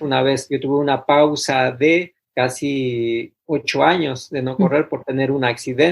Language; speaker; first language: Spanish; native; Spanish